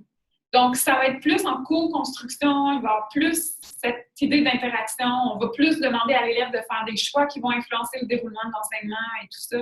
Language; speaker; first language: French; native; French